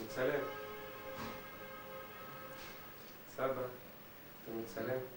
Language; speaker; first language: Hebrew; native; Hebrew